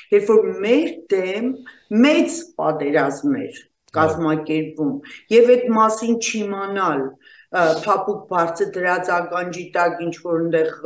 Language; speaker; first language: Armenian; native; Armenian